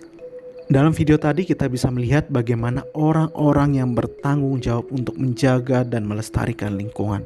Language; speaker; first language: Indonesian; native; Indonesian